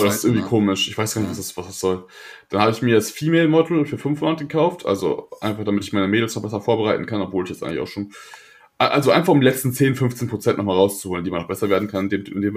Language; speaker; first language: German; native; German